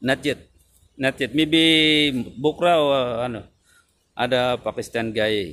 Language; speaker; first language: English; non-native, local second language; Filipino